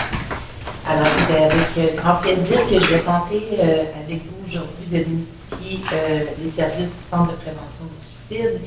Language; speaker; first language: French; native; French